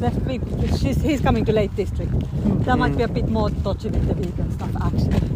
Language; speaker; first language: English; non-native, fluent; Finnish